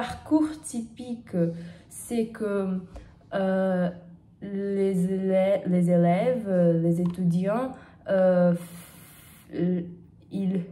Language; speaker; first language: French; non-native, learner; Portuguese